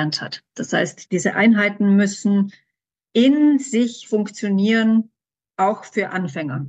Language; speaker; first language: German; native; German